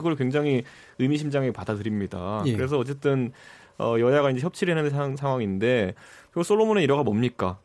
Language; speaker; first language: Korean; native; Korean